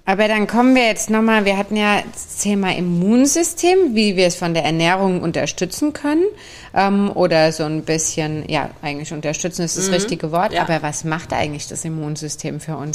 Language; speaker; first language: German; native; German